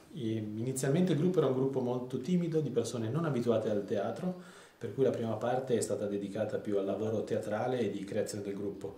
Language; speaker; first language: Italian; native; Italian